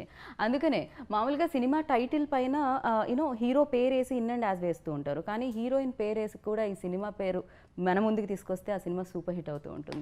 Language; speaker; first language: Telugu; native; Telugu